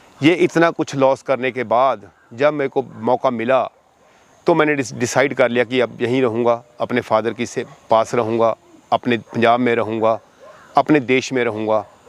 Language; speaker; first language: Hindi; non-native, local second language; Punjabi